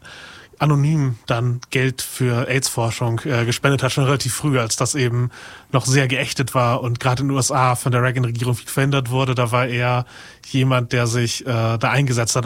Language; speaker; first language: German; native; German